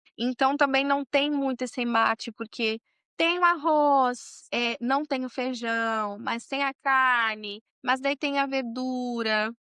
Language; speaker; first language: Portuguese; native; Portuguese